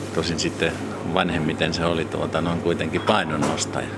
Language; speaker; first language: Finnish; native; Finnish